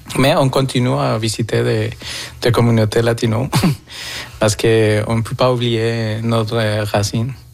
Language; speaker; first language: French; non-native, fluent; Spanish